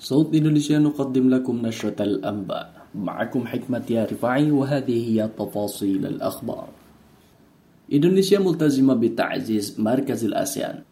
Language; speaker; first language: Arabic; non-native, fluent; Indonesian